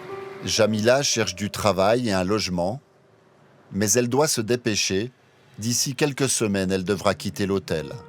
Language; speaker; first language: French; native; French